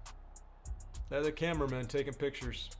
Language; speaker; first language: English; native; English